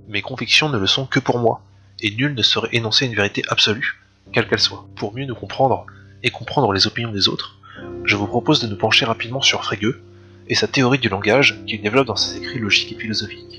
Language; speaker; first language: French; native; French